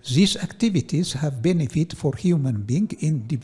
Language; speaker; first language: English; non-native, local second language; Amharic